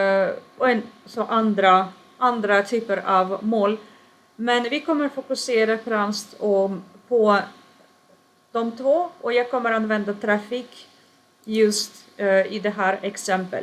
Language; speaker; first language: Swedish; non-native, fluent; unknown